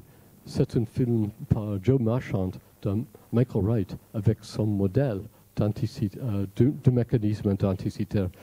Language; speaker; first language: French; non-native, fluent; English